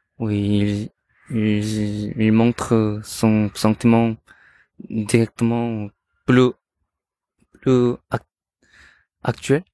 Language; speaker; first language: French; non-native, learner; Korean